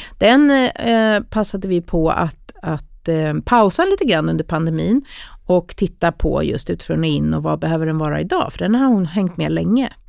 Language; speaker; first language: Swedish; native; Swedish